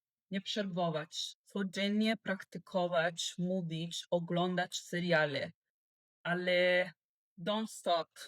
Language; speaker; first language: Polish; non-native, learner; Italian